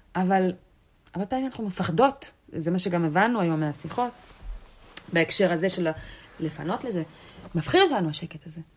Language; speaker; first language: Hebrew; early bilingual, other home language; Russian